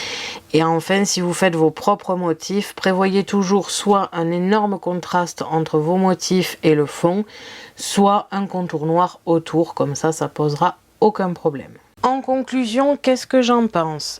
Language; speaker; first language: French; native; French